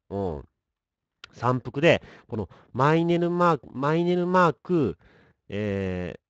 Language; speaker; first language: Japanese; native; Japanese